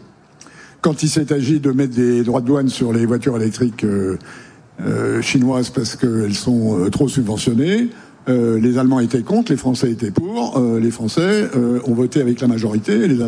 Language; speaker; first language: French; native; French